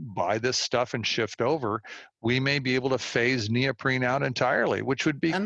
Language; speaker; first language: English; native; English